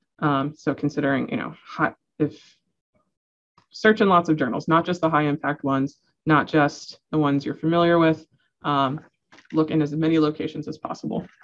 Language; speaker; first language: English; native; English